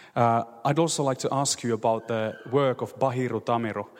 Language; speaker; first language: English; non-native, fluent; Finnish